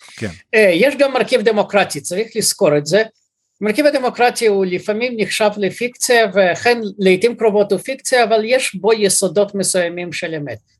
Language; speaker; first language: Hebrew; early bilingual, other home language; Russian